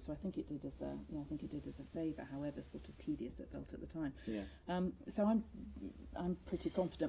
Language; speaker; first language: English; native; English